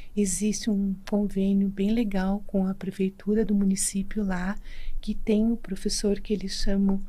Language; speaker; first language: Portuguese; native; Portuguese